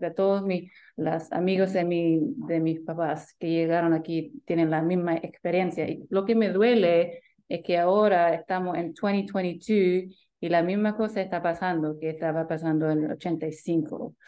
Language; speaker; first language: Spanish; early bilingual, heritage; Spanish